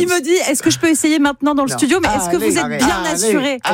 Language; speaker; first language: French; native; French